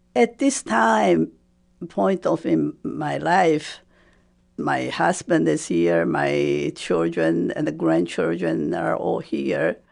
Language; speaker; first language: English; non-native, fluent; Japanese